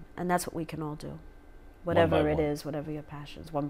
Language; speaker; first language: English; native; English